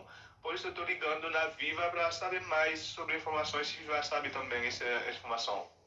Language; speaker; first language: Portuguese; non-native, fluent; Haitian Creole